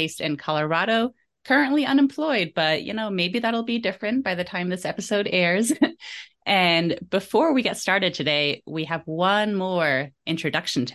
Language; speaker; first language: English; early bilingual, other home language; German